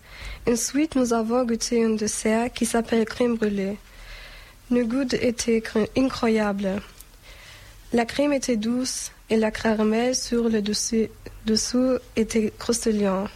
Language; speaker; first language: French; non-native, learner; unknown